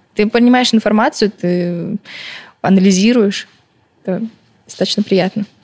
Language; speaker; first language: Russian; early bilingual, other home language; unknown